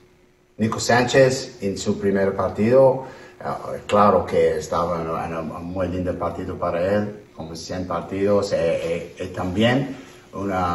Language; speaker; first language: Spanish; non-native, learner; English